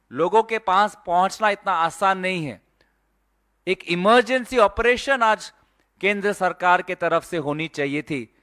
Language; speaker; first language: Hindi; non-native, local second language; Assamese